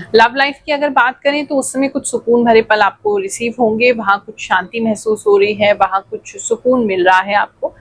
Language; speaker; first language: Hindi; native; Hindi